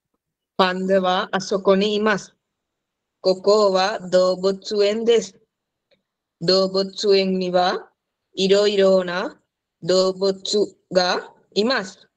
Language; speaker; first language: Japanese; non-native, learner; Sinhala